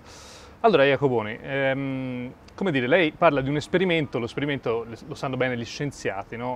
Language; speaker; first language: Italian; native; Italian